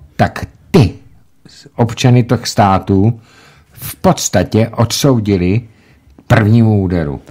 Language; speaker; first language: Czech; native; Czech